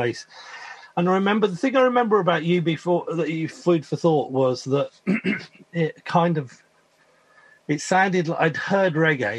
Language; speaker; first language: English; native; English